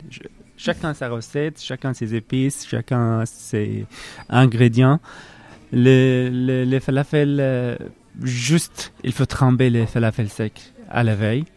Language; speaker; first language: French; non-native, learner; Arabic